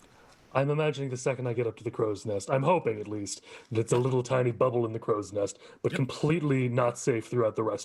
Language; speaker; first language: English; native; English